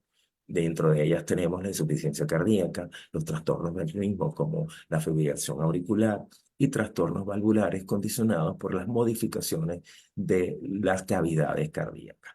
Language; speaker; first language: Spanish; native; Spanish